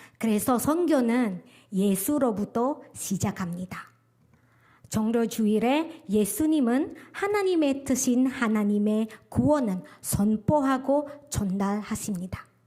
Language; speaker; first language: Korean; non-native, fluent; Indonesian